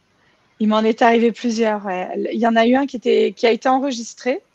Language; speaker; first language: French; native; French